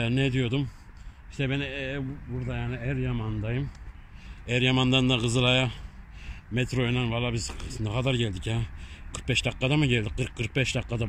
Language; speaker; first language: Turkish; early bilingual, heritage; Turkish